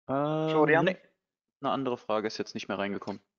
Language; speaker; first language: German; native; German